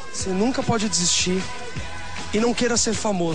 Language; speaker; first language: Portuguese; native; Portuguese